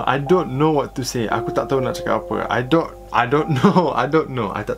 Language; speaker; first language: English; non-native, local second language; Malay